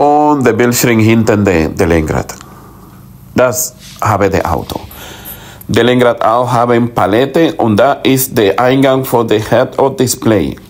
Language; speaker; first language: German; non-native, learner; Spanish